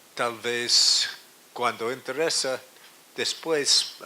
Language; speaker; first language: Spanish; non-native, learner; English